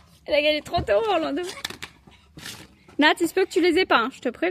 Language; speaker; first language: French; native; French